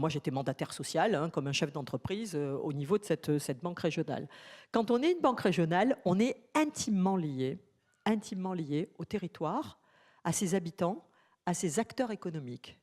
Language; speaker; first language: French; native; French